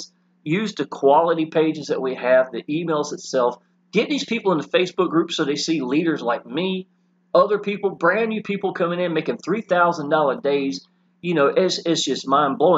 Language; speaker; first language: English; native; English